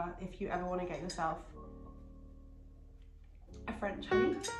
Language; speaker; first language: English; native; English